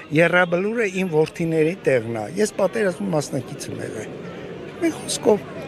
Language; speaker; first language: Armenian; native; Armenian